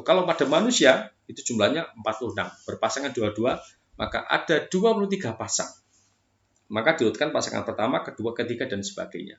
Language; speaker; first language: Indonesian; native; Indonesian